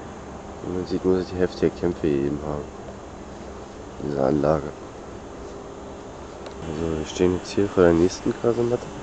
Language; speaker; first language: German; native; German